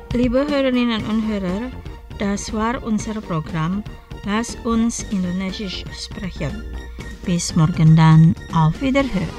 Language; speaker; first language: German; non-native, fluent; Indonesian